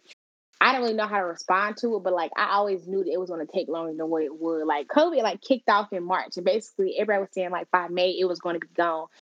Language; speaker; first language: English; native; English